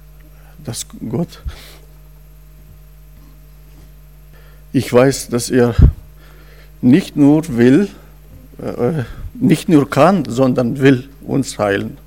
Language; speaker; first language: German; non-native, fluent; Russian